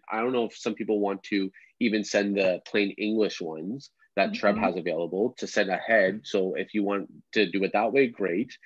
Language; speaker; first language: English; native; English